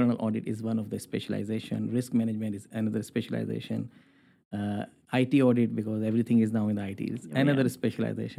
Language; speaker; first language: English; non-native, local second language; Urdu